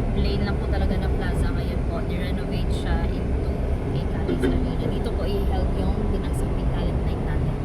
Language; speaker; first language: Filipino; non-native, local second language; Hiligaynon